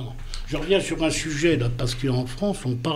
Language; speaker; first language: French; native; French